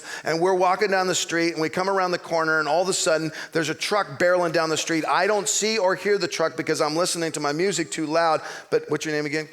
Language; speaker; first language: English; native; English